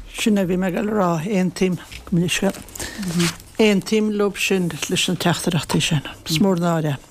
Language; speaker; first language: Irish; native; Irish